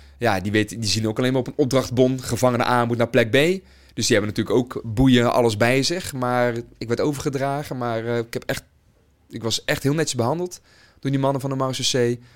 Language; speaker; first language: Dutch; native; Dutch